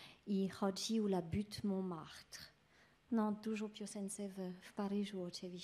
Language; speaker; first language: Polish; non-native, learner; French